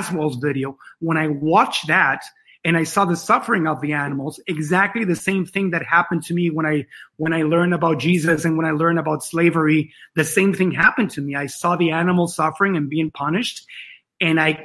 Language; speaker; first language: English; non-native, fluent; Spanish